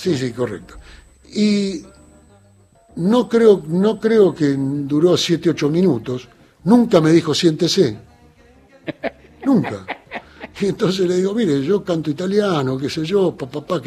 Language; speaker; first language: Spanish; native; Spanish